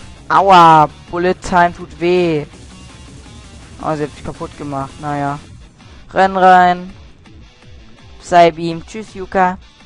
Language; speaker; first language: German; native; German